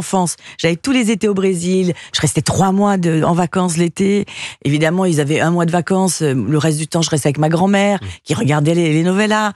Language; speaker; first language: French; early bilingual, other home language; Portuguese